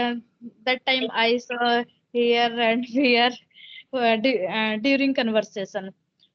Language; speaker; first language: English; non-native, local second language; Hindi